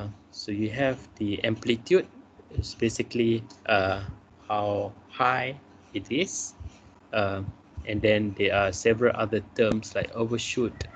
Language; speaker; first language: English; non-native, local second language; Malay